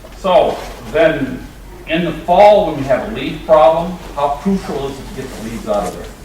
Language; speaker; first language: English; native; English